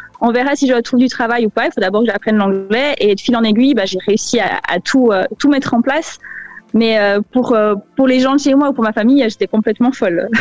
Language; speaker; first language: French; native; French